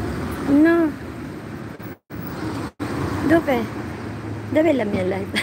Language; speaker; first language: Italian; non-native, local second language; Filipino